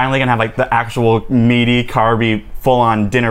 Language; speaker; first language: English; native; English